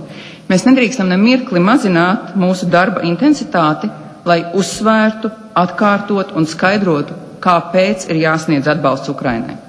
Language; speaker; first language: Latvian; native; Latvian